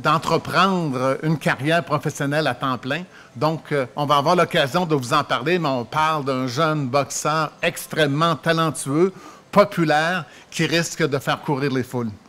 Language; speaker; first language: French; native; French